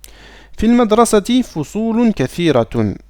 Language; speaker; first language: Arabic; non-native, fluent; French